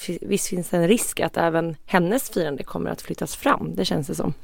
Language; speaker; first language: Swedish; native; Swedish